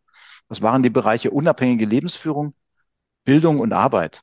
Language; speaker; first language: German; native; German